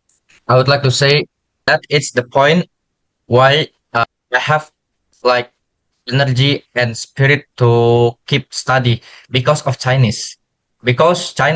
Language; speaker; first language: English; non-native, learner; Indonesian